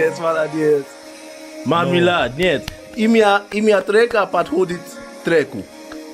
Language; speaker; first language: Russian; non-native, fluent; English